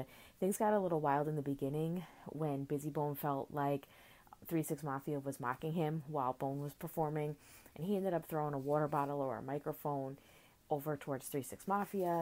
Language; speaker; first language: English; native; English